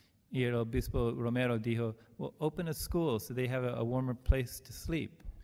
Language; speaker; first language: English; native; English